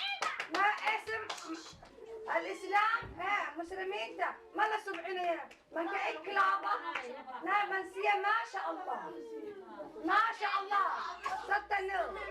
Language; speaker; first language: Arabic; native; Arabic